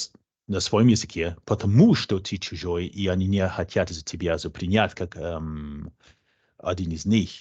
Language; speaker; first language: Russian; non-native, fluent; English